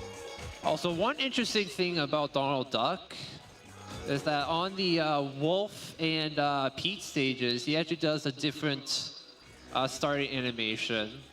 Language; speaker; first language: English; native; English